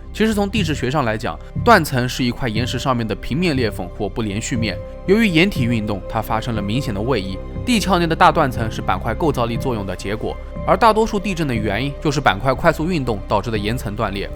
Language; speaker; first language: Chinese; native; Chinese